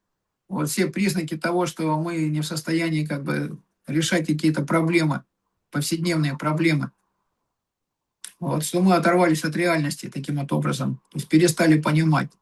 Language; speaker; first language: Russian; native; Russian